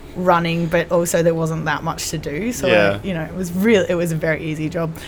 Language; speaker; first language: English; native; English